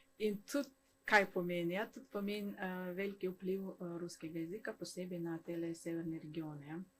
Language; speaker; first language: Slovenian; non-native, fluent; Kazakh